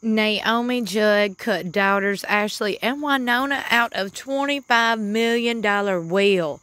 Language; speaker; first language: English; native; English